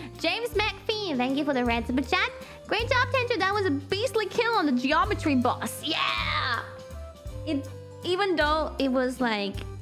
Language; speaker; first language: English; non-native, fluent; German